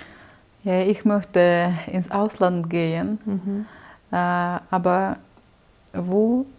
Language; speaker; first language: German; non-native, learner; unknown